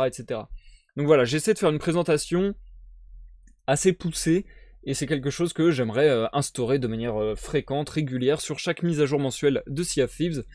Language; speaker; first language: French; native; French